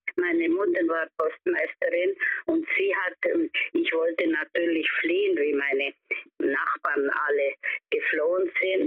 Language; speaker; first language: German; early bilingual, heritage; German